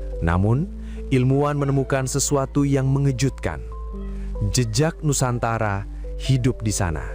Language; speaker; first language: Indonesian; native; Indonesian